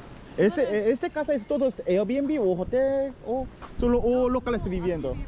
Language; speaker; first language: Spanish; non-native, learner; Korean